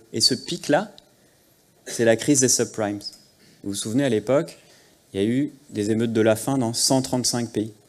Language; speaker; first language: French; native; French